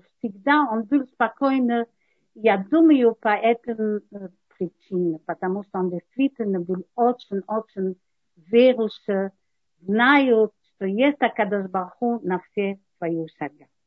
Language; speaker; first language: Russian; non-native, learner; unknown